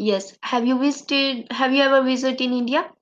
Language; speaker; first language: English; non-native, learner; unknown